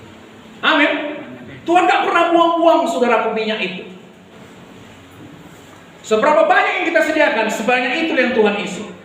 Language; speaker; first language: Indonesian; native; Indonesian